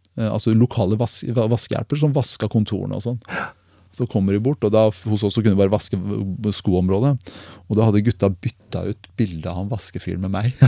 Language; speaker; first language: Norwegian; early bilingual, other home language; Persian